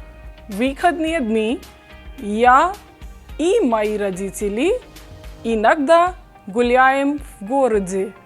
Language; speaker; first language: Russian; non-native, fluent; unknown